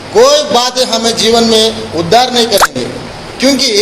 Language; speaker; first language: Hindi; non-native, local second language; Telugu